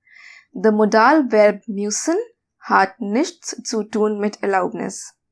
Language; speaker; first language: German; non-native, fluent; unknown